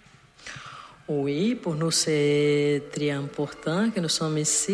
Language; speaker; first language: French; non-native, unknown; Portuguese